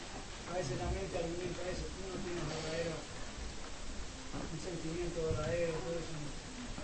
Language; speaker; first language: Spanish; native; Spanish